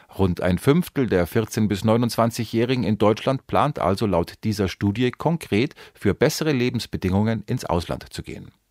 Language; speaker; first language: German; native; German